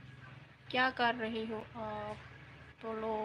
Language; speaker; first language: Hindi; non-native, local second language; Kok Borok